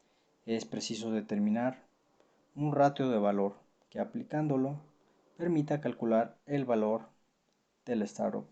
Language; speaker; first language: Spanish; native; Spanish